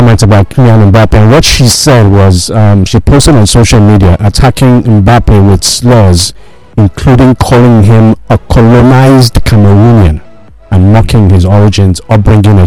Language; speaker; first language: English; non-native, local second language; Igbo